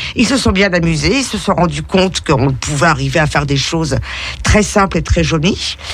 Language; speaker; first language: French; native; French